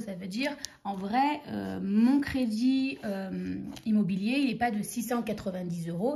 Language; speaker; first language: French; native; French